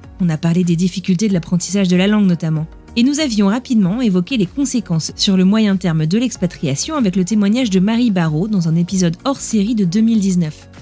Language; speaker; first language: French; native; French